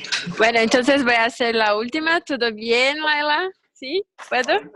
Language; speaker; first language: Spanish; non-native, learner; Portuguese